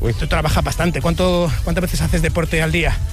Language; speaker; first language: Spanish; native; Spanish